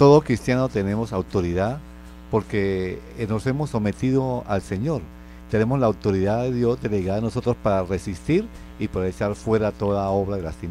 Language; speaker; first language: Spanish; native; Spanish